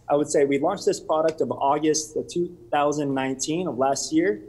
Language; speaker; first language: English; native; English